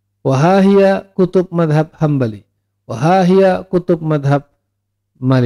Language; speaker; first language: Arabic; non-native, fluent; Indonesian